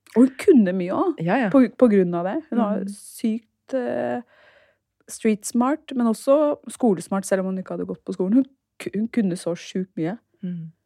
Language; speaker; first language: Norwegian; early bilingual, other home language; Turkish